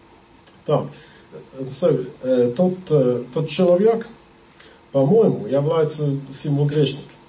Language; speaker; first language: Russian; non-native, learner; English